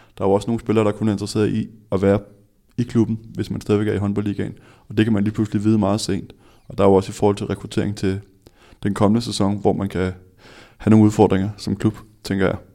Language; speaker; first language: Danish; native; Danish